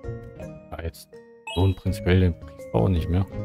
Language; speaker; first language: German; native; German